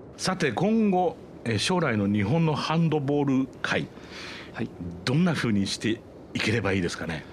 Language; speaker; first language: Japanese; native; Japanese